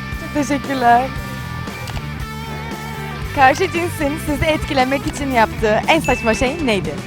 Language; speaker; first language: Turkish; native; Turkish